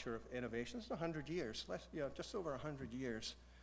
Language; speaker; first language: English; native; English